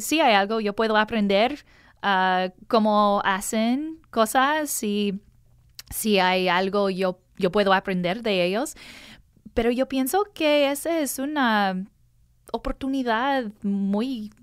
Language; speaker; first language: Spanish; non-native, learner; English